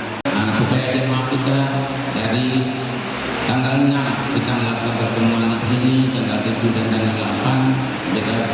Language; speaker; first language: Indonesian; native; Indonesian